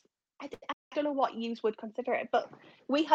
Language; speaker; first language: English; native; English